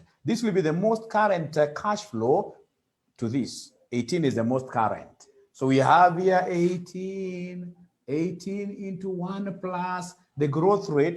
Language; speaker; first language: English; non-native, local second language; Swahili